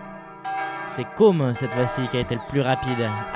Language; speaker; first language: French; native; French